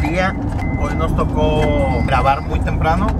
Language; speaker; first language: Spanish; native; Spanish